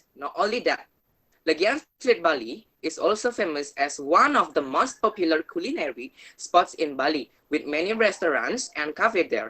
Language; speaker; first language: English; non-native, learner; Indonesian